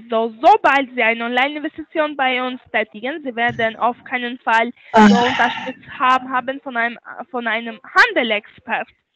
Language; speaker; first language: German; non-native, learner; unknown